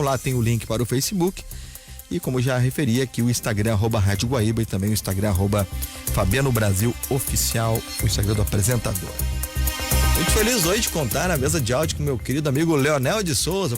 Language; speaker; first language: Portuguese; native; Portuguese